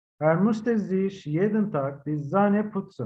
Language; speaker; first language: German; non-native, fluent; Turkish